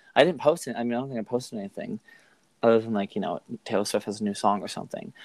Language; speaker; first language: English; native; English